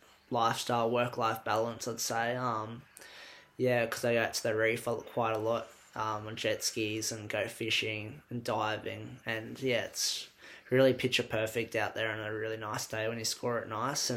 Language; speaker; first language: English; native; English